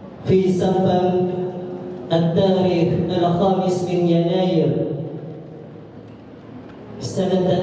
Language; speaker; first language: Arabic; non-native, learner; Indonesian